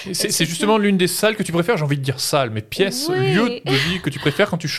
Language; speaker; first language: French; native; French